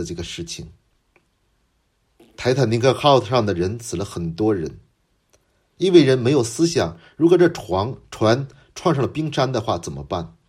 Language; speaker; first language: Chinese; non-native, fluent; Korean